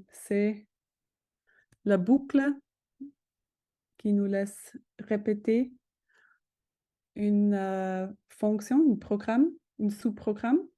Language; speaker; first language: French; non-native, fluent; German